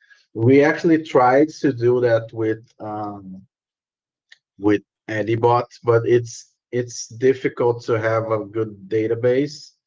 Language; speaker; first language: English; non-native, fluent; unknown